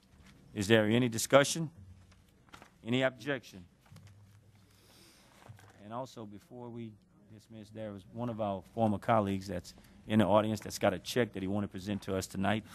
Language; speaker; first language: English; native; English